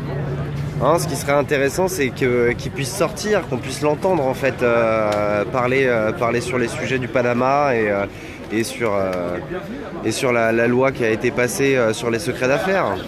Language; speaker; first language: French; native; French